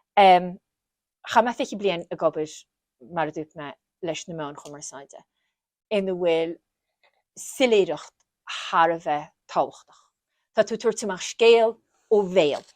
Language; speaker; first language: Irish; native; Irish